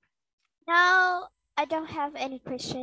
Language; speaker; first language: English; non-native, learner; Vietnamese